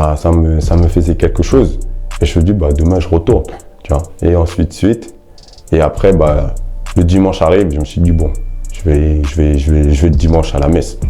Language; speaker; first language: French; early bilingual, other home language; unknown